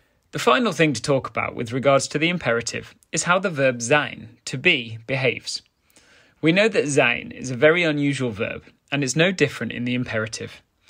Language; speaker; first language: English; native; English